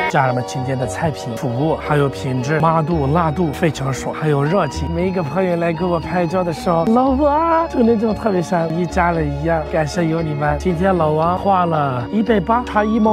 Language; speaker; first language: Chinese; non-native, fluent; Arabic